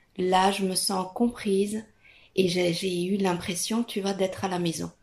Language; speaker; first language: French; non-native, fluent; Italian